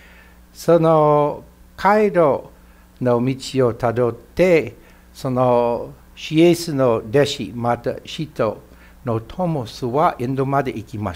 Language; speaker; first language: Japanese; non-native, fluent; English